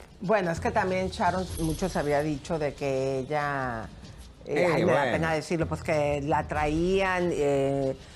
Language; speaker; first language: Spanish; native; Spanish